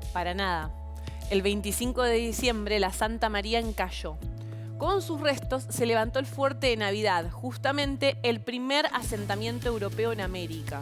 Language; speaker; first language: Spanish; native; Spanish